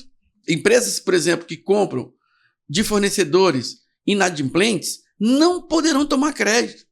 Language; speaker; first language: Portuguese; native; Portuguese